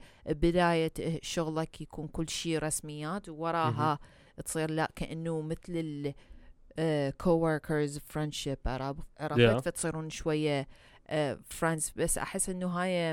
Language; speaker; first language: Arabic; early bilingual, heritage; Arabic